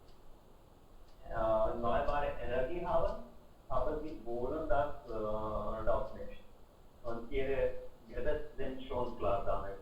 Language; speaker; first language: German; non-native, learner; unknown